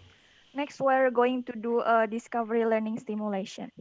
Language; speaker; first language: English; non-native, learner; Indonesian